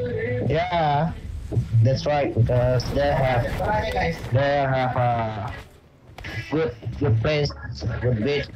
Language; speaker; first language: English; non-native, learner; Indonesian